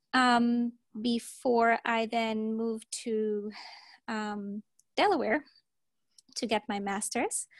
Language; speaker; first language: English; early bilingual, heritage; German